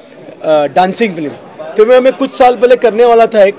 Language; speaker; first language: Hindi; native; Hindi